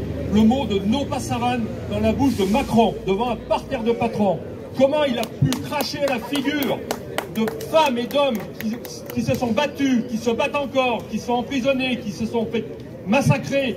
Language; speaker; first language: French; native; French